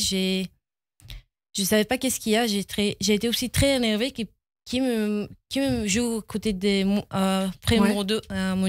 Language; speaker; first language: French; early bilingual, heritage; Hebrew